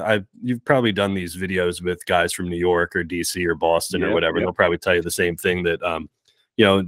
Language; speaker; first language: English; native; English